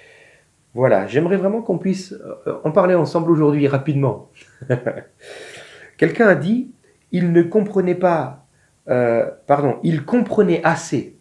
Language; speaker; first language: French; native; French